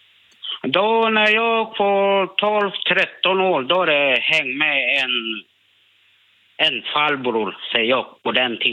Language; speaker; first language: Swedish; non-native, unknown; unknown